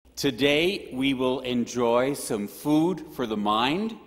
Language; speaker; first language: English; native; English